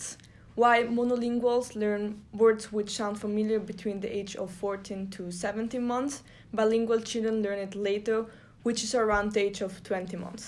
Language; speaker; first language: English; non-native, fluent; German